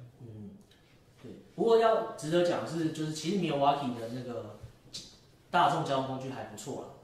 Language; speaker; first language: Chinese; native; Chinese